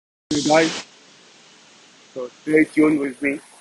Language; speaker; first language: English; non-native, fluent; Arabic